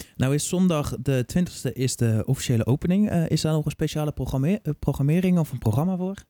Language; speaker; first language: Dutch; native; Dutch